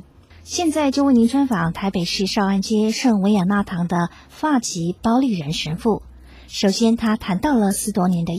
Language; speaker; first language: Chinese; native; Chinese